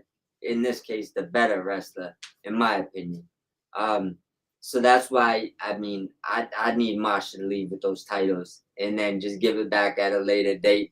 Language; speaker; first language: English; native; English